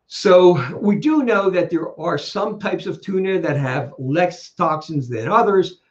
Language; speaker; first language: English; native; English